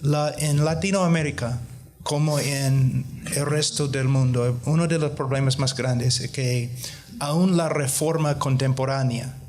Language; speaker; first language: Spanish; non-native, fluent; English